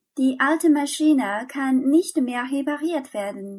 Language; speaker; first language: German; non-native, fluent; Chinese